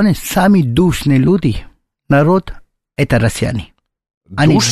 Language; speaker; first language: Russian; non-native, learner; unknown